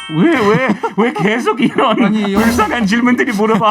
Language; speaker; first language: Korean; non-native, learner; English